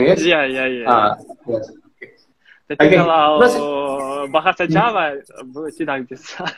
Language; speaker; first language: Indonesian; non-native, fluent; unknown